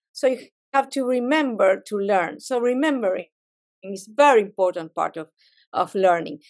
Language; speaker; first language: English; non-native, fluent; Spanish